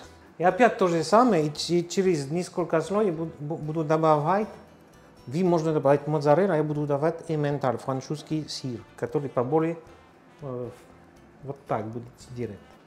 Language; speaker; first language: Russian; non-native, learner; French